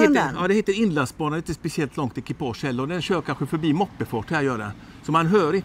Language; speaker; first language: Swedish; native; Swedish